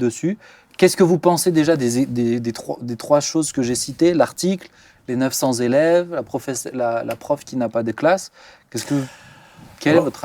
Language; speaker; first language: French; native; French